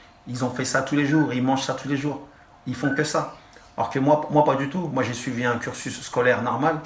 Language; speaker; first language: French; native; French